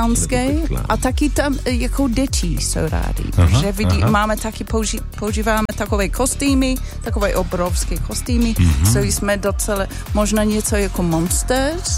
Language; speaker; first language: Czech; non-native, fluent; English